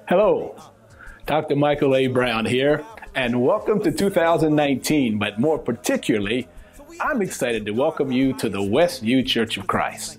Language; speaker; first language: English; native; English